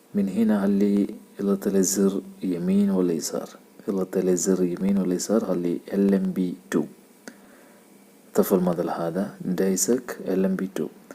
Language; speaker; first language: Arabic; non-native, learner; Malayalam